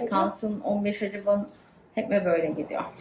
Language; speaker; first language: Turkish; native; Turkish